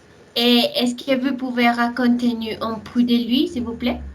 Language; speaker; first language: French; non-native, learner; Spanish